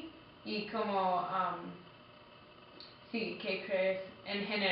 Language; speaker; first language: Spanish; non-native, learner; English